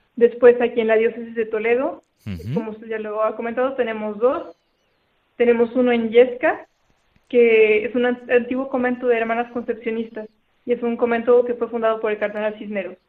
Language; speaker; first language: Spanish; native; Spanish